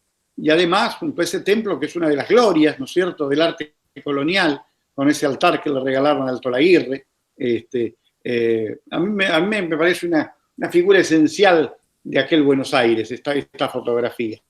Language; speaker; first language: Spanish; native; Spanish